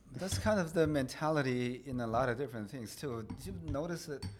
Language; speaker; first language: English; non-native, fluent; Chinese